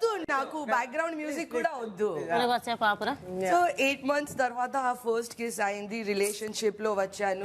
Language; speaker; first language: Telugu; non-native, fluent; Hindi